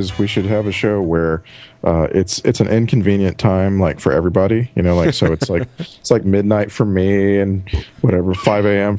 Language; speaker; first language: English; native; English